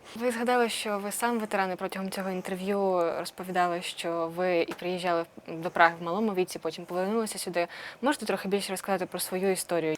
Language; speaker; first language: Ukrainian; native; Ukrainian